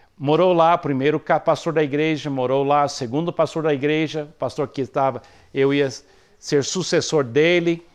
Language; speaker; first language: Portuguese; non-native, fluent; English